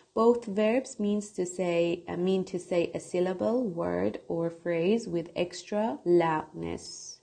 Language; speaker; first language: English; non-native, fluent; Persian